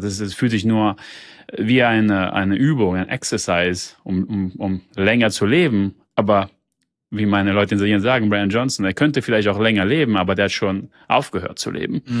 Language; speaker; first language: German; early bilingual, heritage; German